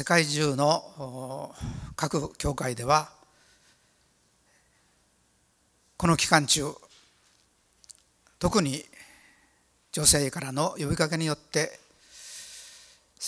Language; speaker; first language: Japanese; native; Japanese